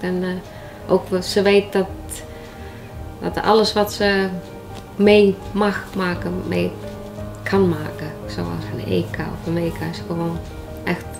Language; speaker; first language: Dutch; non-native, fluent; Icelandic